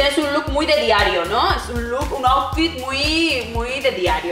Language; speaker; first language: Spanish; native; Spanish